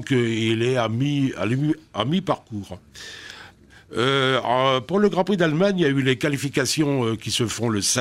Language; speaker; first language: French; native; French